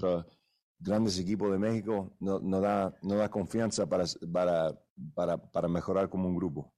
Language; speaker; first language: Spanish; early bilingual, heritage; English